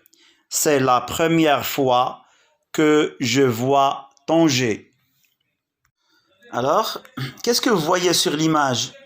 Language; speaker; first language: French; non-native, local second language; Arabic